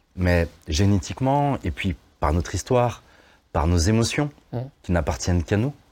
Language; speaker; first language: French; native; French